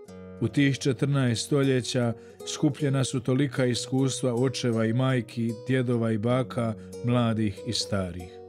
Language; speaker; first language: Croatian; native; Croatian